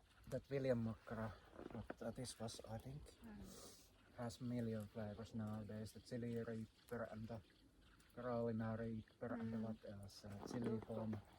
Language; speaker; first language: English; non-native, learner; Finnish